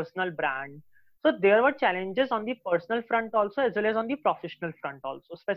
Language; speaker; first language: English; non-native, local second language; Hindi